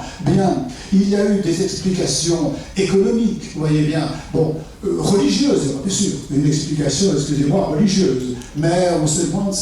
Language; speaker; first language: French; native; French